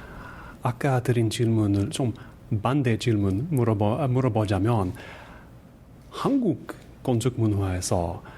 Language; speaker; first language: Korean; non-native, learner; English